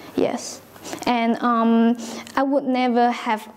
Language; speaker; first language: English; non-native, local second language; Cantonese